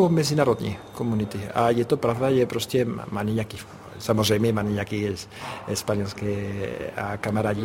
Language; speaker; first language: Czech; non-native, fluent; Spanish